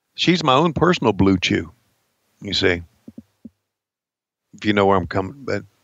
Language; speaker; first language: English; native; English